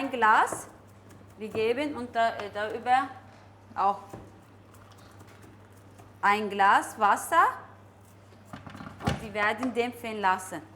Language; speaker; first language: German; non-native, learner; Turkish